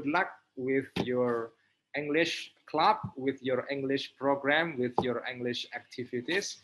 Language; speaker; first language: English; non-native, fluent; Indonesian